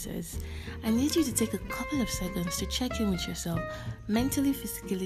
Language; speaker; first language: English; non-native, local second language; Yoruba